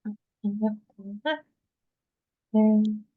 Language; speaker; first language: English; non-native, learner; Russian